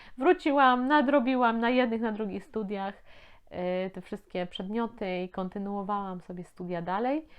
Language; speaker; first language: Polish; native; Polish